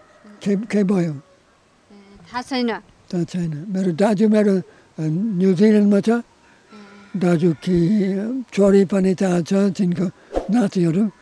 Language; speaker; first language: Nepali; non-native, learner; English